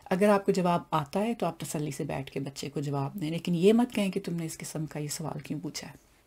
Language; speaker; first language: Urdu; non-native, local second language; Punjabi